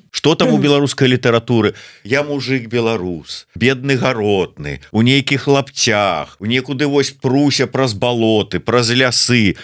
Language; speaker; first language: Belarusian; native; Belarusian